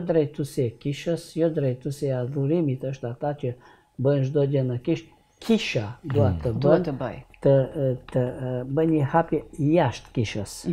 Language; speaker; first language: Albanian; non-native, learner; Hungarian